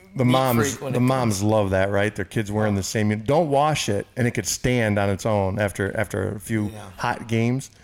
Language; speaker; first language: English; native; English